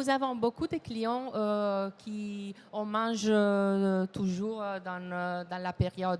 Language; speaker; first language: French; non-native, fluent; Italian